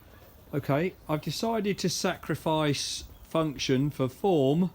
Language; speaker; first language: English; native; English